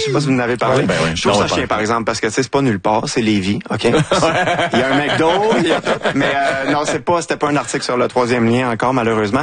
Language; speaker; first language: French; native; French